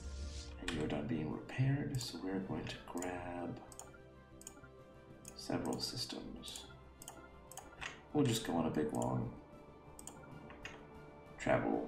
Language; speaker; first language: English; native; English